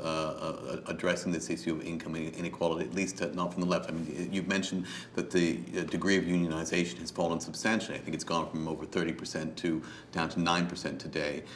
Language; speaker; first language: English; native; English